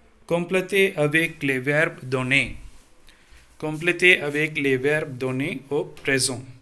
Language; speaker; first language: French; non-native, learner; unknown